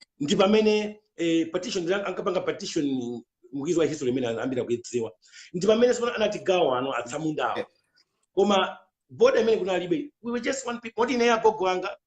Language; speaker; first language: Nyanja; non-native, local second language; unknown